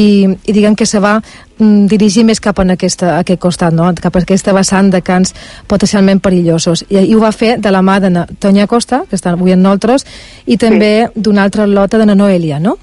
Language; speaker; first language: Catalan; native; Catalan